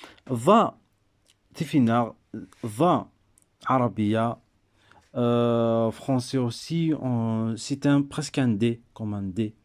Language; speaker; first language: French; non-native, local second language; Berber languages